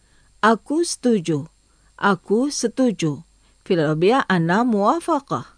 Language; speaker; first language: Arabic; non-native, fluent; Indonesian